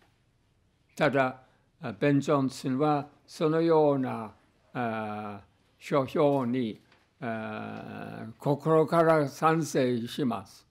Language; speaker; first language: Japanese; non-native, fluent; English